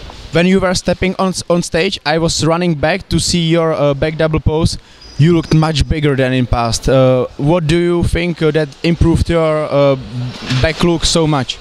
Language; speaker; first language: English; non-native, fluent; Czech